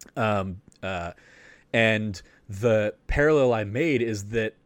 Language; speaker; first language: English; native; English